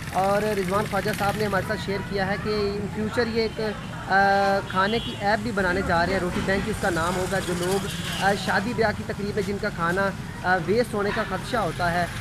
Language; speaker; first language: Urdu; non-native, local second language; Punjabi